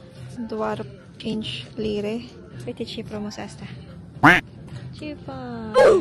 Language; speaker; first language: Romanian; non-native, learner; Filipino